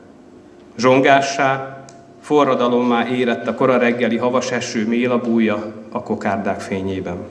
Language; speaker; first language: Hungarian; native; Hungarian